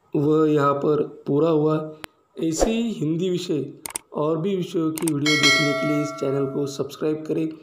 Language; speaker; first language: Hindi; non-native, local second language; Marathi